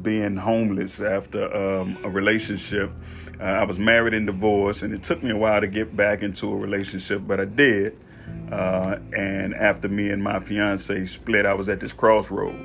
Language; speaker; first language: English; native; English